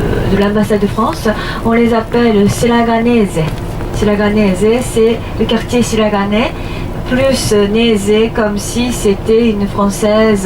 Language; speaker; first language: French; non-native, fluent; Japanese